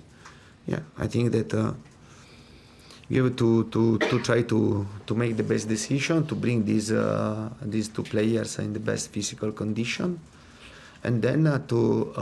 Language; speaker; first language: English; non-native, fluent; Italian